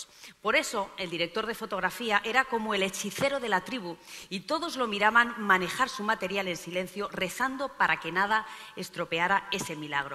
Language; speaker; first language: Spanish; native; Spanish